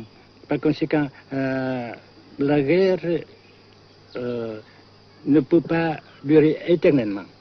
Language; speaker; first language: French; non-native, local second language; Vietnamese